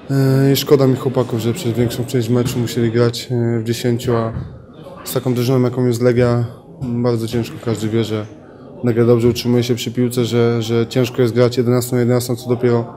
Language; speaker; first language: Polish; native; Polish